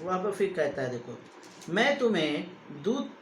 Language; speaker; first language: Hindi; non-native, local second language; Kannada